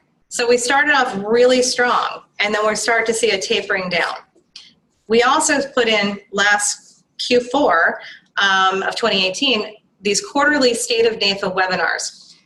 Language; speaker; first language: English; native; English